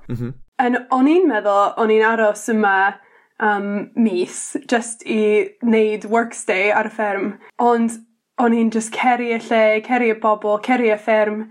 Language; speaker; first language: Welsh; non-native, learner; English